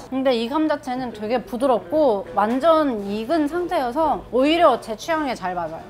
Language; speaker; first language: Korean; non-native, fluent; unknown